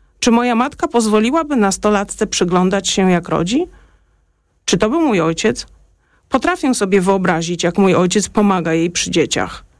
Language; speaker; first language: Polish; native; Polish